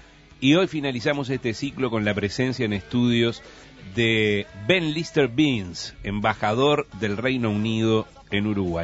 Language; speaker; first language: Spanish; native; Spanish